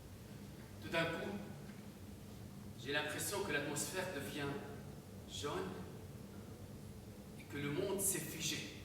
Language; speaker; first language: French; non-native, local second language; Arabic